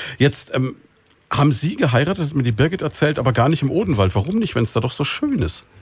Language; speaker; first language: German; native; German